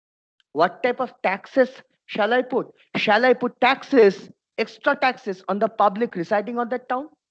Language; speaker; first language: English; non-native, local second language; Bangla